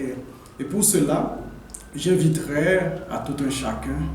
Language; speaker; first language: French; non-native, local second language; Haitian Creole